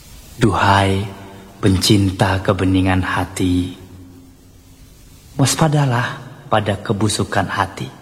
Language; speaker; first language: Indonesian; native; Indonesian